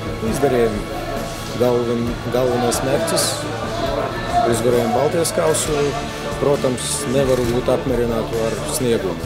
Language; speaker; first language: Latvian; non-native, local second language; Russian